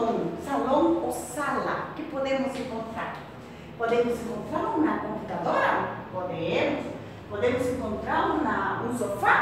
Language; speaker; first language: Portuguese; non-native, fluent; Spanish